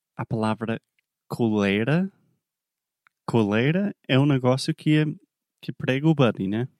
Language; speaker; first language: Portuguese; non-native, fluent; English